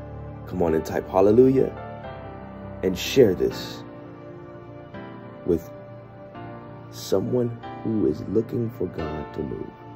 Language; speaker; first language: English; native; English